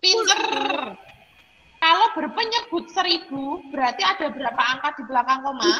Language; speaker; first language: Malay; non-native, local second language; Javanese